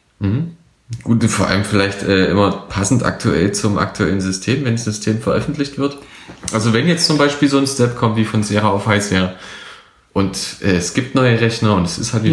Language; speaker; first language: German; native; German